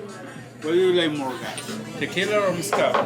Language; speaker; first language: English; non-native, learner; Spanish